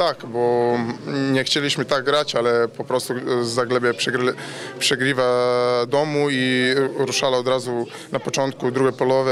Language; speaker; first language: Polish; non-native, fluent; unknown